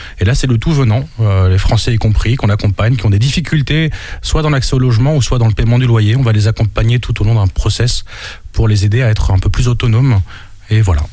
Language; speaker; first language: French; native; French